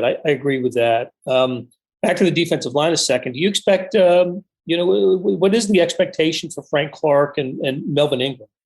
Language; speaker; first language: English; native; English